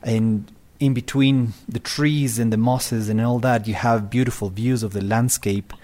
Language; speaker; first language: English; non-native, fluent; Spanish